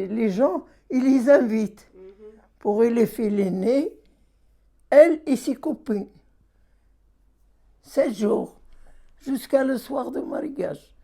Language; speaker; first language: French; non-native, learner; Arabic